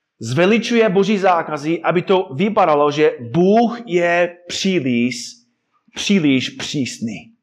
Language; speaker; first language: Czech; non-native, fluent; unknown